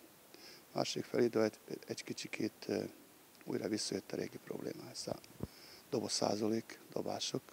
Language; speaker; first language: Hungarian; non-native, learner; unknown